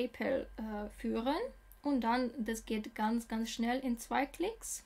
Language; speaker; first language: German; non-native, learner; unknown